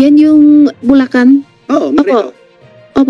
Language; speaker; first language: Filipino; non-native, learner; Chinese